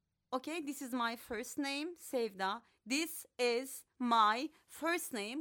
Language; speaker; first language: English; non-native, fluent; Turkish